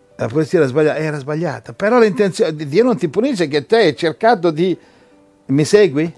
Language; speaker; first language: Italian; native; Italian